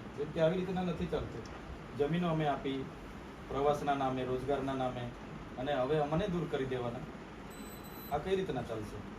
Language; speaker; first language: Gujarati; non-native, local second language; Vasavi